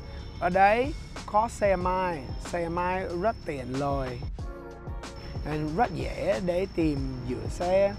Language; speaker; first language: Vietnamese; early bilingual, heritage; English